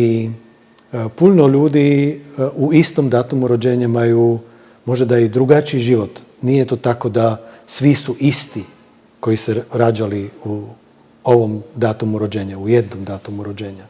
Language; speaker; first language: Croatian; non-native, fluent; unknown